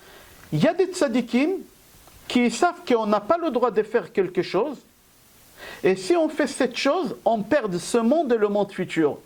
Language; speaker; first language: French; native; French